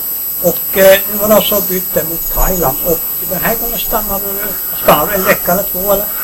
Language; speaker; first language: Swedish; native; Swedish